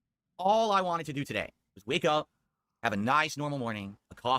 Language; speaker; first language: English; native; English